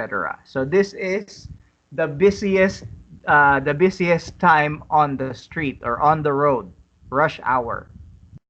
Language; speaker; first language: English; non-native, fluent; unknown